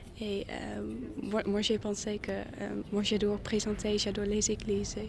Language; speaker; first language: French; non-native, learner; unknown